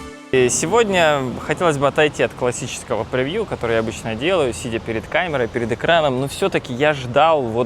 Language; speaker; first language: Russian; native; Russian